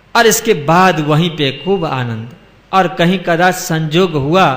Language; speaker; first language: Hindi; non-native, local second language; Gujarati